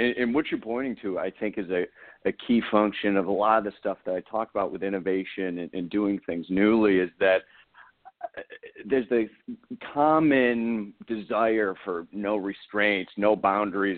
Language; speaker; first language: English; native; English